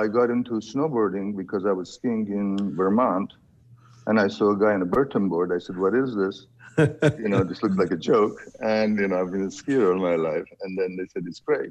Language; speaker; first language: English; non-native, fluent; Persian